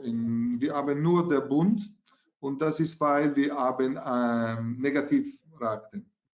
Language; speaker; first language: German; non-native, learner; Italian